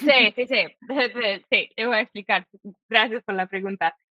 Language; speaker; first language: Spanish; non-native, fluent; English